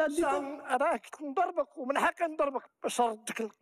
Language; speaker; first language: Arabic; native; Arabic